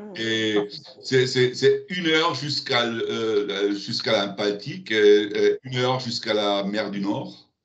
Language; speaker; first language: French; non-native, learner; German